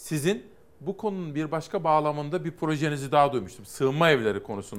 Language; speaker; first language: Turkish; native; Turkish